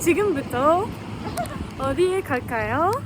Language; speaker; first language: Korean; non-native, learner; Japanese